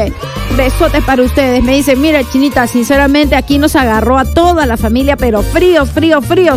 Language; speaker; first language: Spanish; native; Spanish